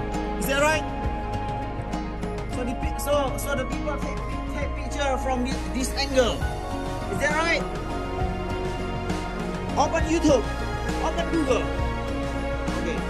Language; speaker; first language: English; non-native, learner; Indonesian